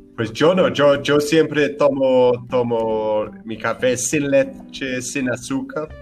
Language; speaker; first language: Spanish; non-native, fluent; English